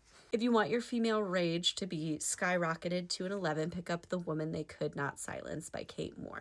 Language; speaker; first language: English; native; English